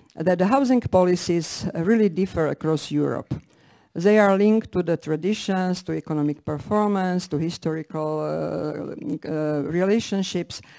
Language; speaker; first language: English; non-native, fluent; Slovak